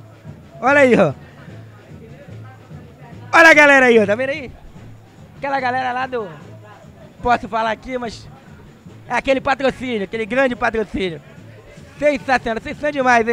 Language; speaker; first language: Portuguese; native; Portuguese